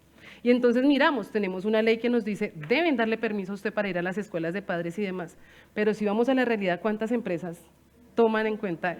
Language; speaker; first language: Spanish; native; Spanish